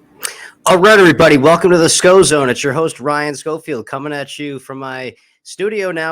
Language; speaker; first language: English; native; English